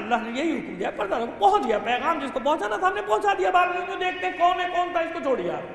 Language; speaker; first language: Urdu; native; Urdu